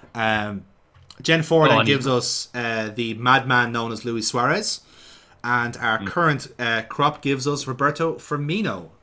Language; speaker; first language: English; native; English